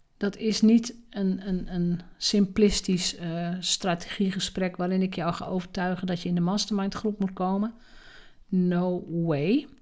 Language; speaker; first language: Dutch; native; Dutch